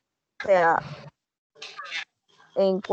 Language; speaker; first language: Spanish; native; Spanish